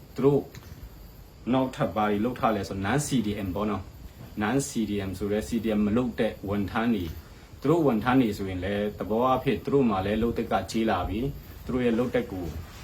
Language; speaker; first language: Burmese; non-native, local second language; Hakha Chin